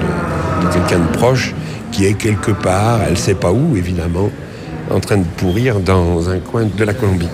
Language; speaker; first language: French; native; French